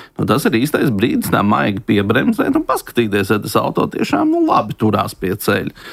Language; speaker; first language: Latvian; native; Latvian